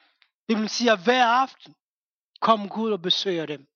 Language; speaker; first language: Danish; non-native, fluent; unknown